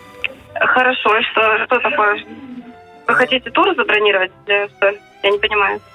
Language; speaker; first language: Russian; native; Russian